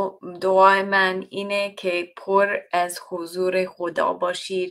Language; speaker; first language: Persian; non-native, fluent; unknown